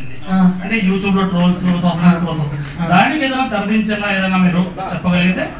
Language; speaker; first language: Telugu; native; Telugu